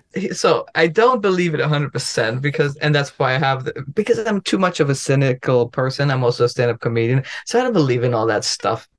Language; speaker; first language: English; non-native, fluent; German